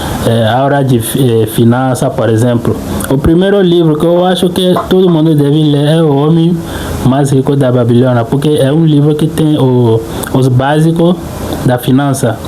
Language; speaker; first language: Portuguese; non-native, fluent; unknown